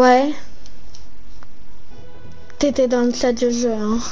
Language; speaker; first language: French; native; French